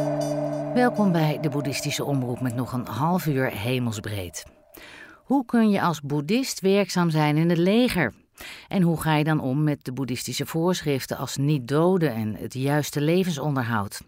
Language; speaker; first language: Dutch; native; Dutch